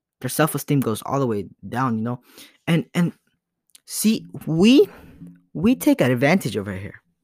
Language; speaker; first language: English; early bilingual, other home language; Spanish